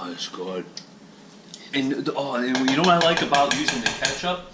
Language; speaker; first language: English; native; English